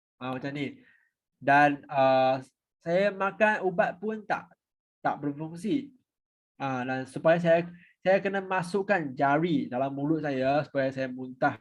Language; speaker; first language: Malay; non-native, local second language; Chinese